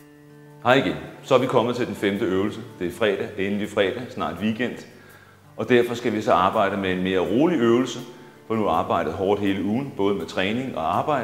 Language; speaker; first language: Danish; native; Danish